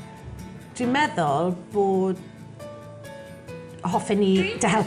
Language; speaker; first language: Welsh; non-native, learner; English